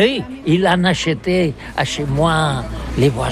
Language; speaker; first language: French; non-native, learner; Catalan